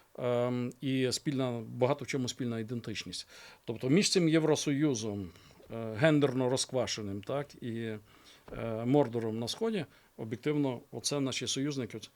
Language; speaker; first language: Ukrainian; native; Ukrainian